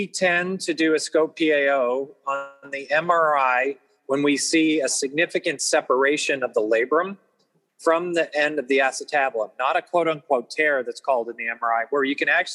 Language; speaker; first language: English; native; English